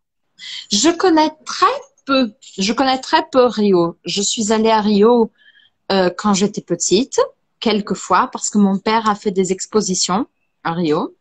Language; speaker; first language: French; non-native, fluent; Portuguese